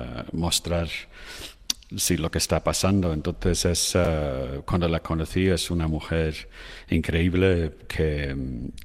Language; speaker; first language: Spanish; non-native, fluent; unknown